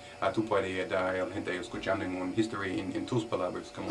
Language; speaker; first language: Spanish; non-native, learner; English